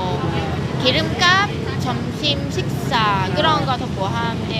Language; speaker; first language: Korean; non-native, fluent; Vietnamese